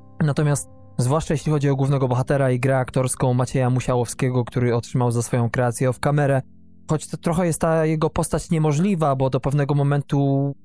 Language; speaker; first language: Polish; native; Polish